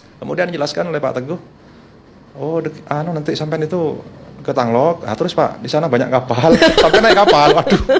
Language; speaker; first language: Indonesian; non-native, local second language; Madurese